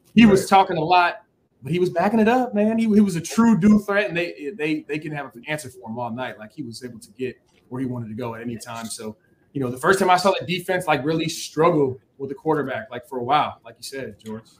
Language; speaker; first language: English; native; English